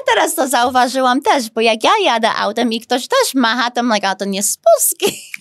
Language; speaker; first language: Polish; early bilingual, heritage; Polish